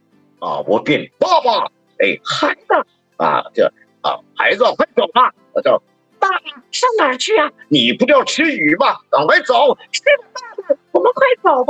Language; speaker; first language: Chinese; native; Chinese